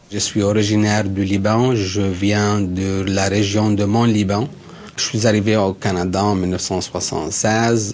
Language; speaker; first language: French; non-native, local second language; Arabic